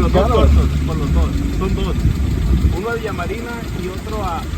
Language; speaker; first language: Spanish; native; Spanish